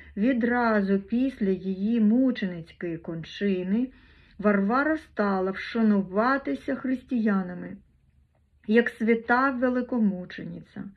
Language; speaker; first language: Ukrainian; non-native, local second language; Russian